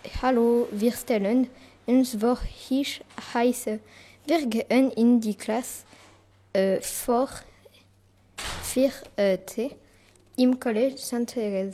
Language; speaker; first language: German; non-native, learner; French